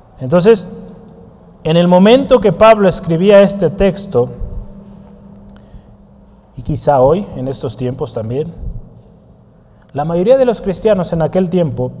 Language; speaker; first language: Spanish; native; Spanish